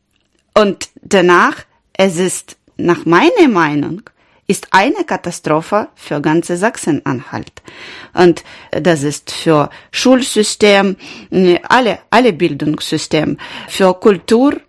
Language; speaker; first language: German; non-native, learner; Ukrainian